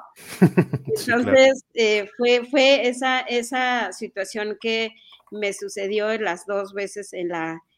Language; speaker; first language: Spanish; non-native, local second language; Mixtepec Mixtec